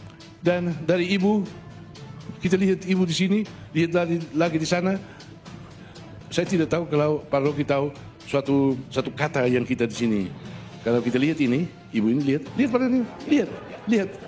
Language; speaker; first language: Indonesian; non-native, fluent; Tetum